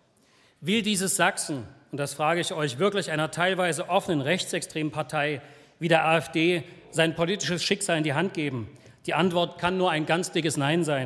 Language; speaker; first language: German; native; German